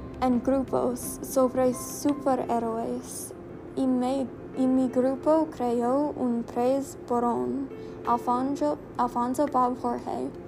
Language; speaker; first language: Spanish; non-native, learner; English